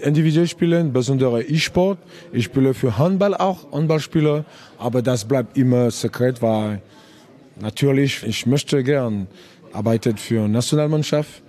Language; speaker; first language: German; non-native, learner; French